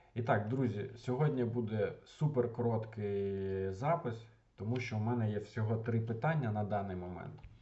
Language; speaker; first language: Ukrainian; non-native, local second language; Russian